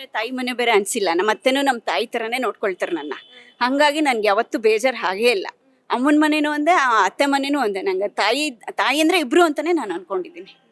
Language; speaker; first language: Kannada; native; Kannada